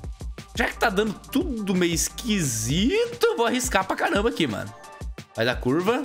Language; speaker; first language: Portuguese; native; Portuguese